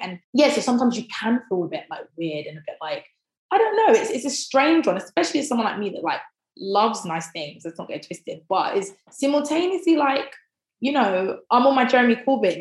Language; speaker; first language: English; native; English